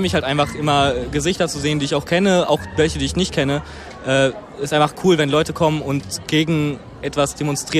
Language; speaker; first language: German; native; German